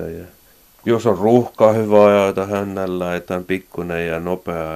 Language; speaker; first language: Finnish; non-native, learner; Estonian